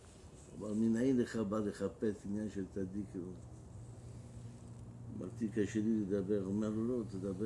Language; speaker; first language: Hebrew; non-native, fluent; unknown